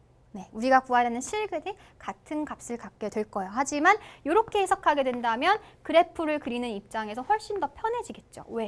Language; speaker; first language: Korean; native; Korean